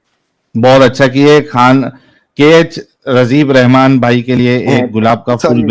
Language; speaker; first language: Hindi; native; Hindi